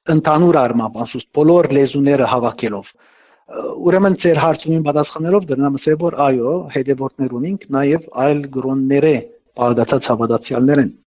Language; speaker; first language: Armenian; early bilingual, heritage; Armenian